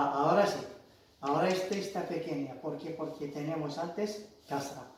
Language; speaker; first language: Spanish; non-native, fluent; Arabic